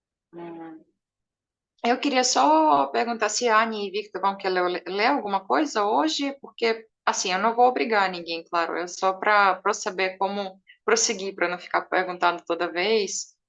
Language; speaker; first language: Portuguese; non-native, fluent; Belarusian